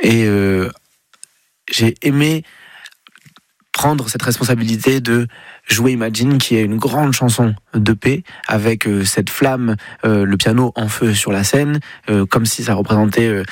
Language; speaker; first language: French; native; French